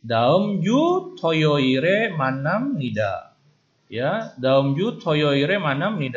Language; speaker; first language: Korean; non-native, fluent; Indonesian